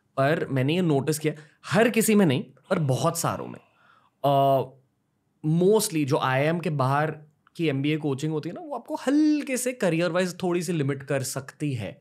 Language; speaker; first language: Hindi; native; Hindi